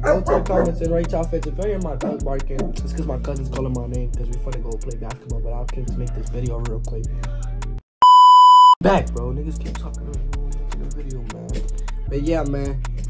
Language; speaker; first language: English; early bilingual, other home language; Spanish